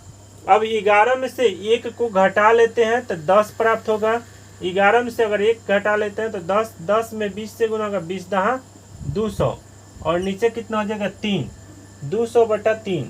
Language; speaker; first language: Hindi; native; Hindi